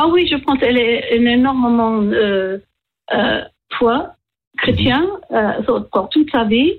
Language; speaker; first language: French; non-native, learner; English